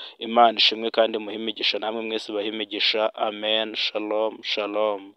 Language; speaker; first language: Kinyarwanda; native; Kinyarwanda